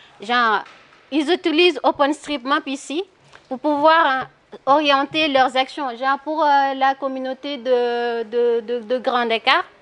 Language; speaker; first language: French; non-native, local second language; Wolof